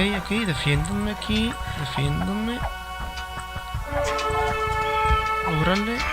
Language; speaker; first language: Spanish; native; Spanish